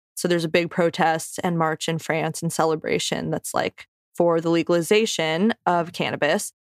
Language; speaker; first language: English; native; English